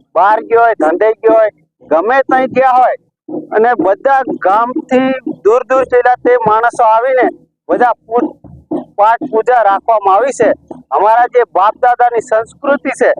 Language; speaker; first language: Gujarati; non-native, local second language; Rathawi